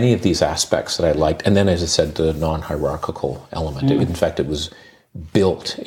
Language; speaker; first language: English; native; English